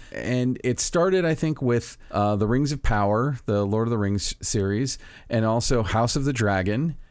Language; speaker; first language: English; native; English